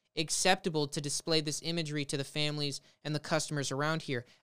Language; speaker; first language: English; native; English